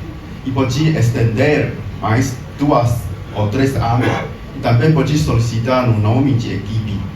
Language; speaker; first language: Portuguese; non-native, learner; Chinese